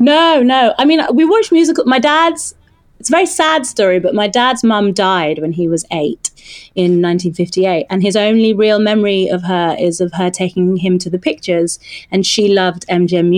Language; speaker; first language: English; non-native, local second language; French